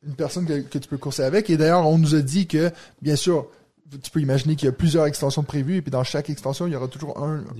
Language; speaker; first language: French; native; French